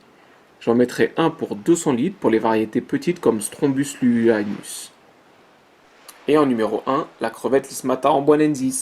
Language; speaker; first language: French; native; French